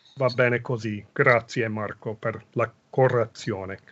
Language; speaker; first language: Italian; non-native, fluent; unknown